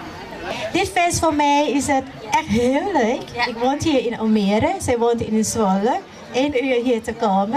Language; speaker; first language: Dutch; non-native, learner; Thai